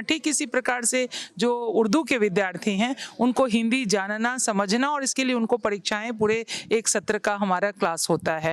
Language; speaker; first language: Hindi; native; Hindi